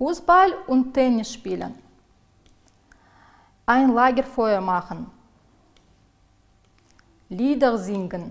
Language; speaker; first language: German; non-native, fluent; Uzbek